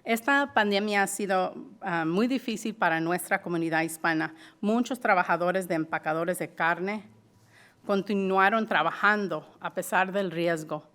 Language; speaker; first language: Spanish; early bilingual, heritage; Spanish